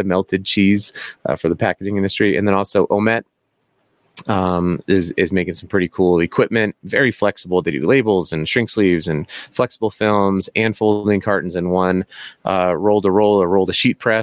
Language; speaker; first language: English; native; English